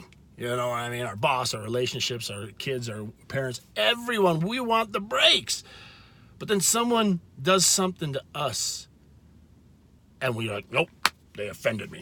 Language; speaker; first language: English; native; English